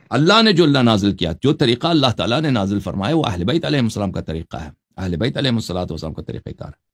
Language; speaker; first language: Urdu; native; Urdu